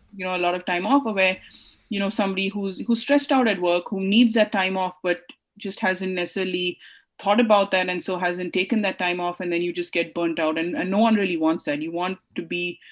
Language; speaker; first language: English; non-native, local second language; Hindi